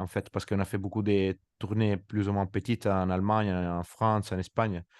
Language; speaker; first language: French; non-native, fluent; Italian